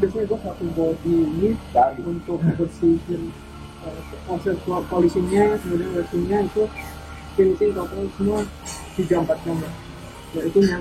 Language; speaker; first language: Indonesian; native; Indonesian